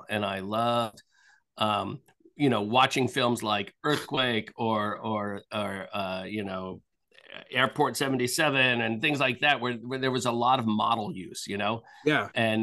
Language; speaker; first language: English; native; English